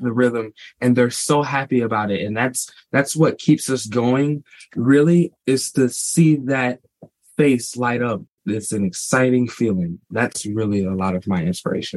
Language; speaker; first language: English; native; English